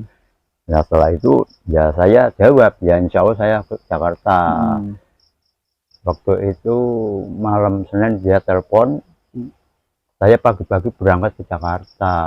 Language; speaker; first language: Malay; non-native, local second language; Javanese